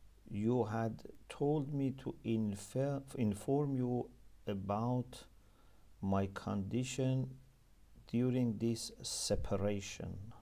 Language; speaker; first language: English; non-native, fluent; Persian